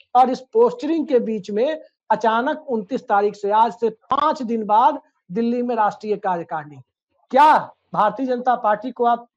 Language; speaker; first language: Hindi; native; Hindi